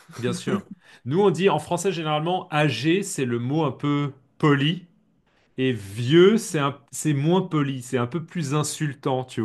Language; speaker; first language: French; native; French